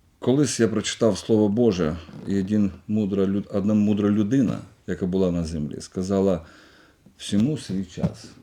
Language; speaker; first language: Ukrainian; non-native, local second language; Russian